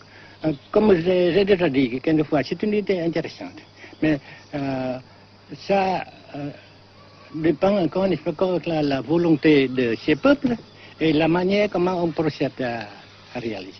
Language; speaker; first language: French; non-native, fluent; Vietnamese